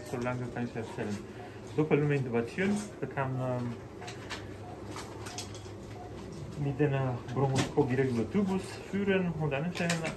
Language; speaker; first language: German; non-native, learner; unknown